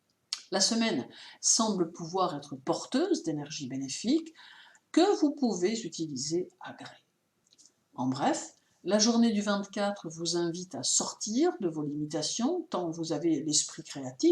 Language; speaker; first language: French; native; French